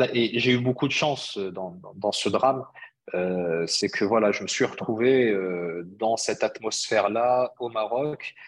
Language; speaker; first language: French; early bilingual, other home language; Arabic